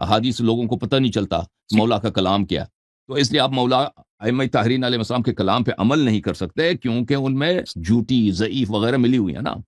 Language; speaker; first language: Urdu; non-native, fluent; Persian